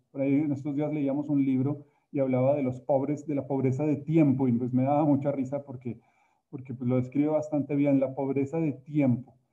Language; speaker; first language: Spanish; native; Spanish